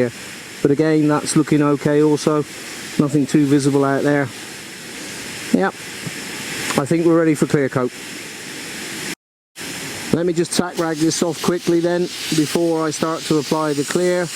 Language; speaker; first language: English; native; English